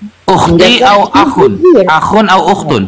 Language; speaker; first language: Arabic; non-native, learner; Indonesian